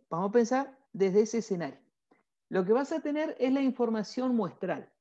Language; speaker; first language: Spanish; native; Spanish